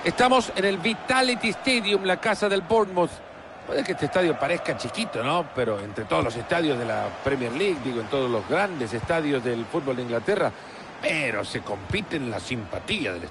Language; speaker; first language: Spanish; native; Spanish